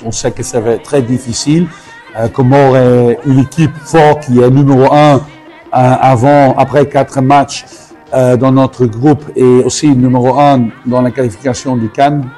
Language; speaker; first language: French; non-native, fluent; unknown